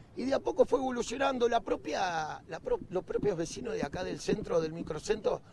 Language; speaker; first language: Spanish; native; Spanish